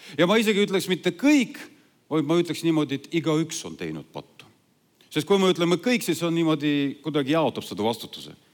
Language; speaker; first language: Estonian; non-native, local second language; Russian